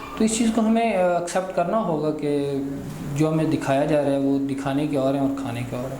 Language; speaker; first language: Hindi; non-native, local second language; Punjabi